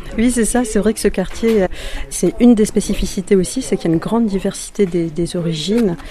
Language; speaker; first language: French; native; French